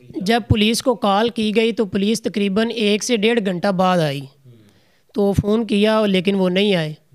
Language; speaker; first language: Urdu; non-native, local second language; Punjabi